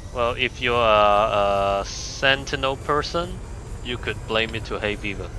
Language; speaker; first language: English; non-native, local second language; Cantonese